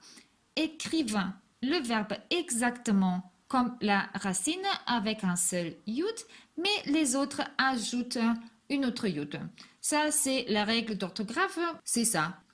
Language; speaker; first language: French; non-native, fluent; Hebrew